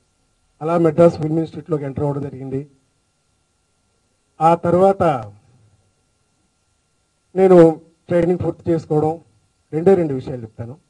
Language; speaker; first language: Telugu; native; Telugu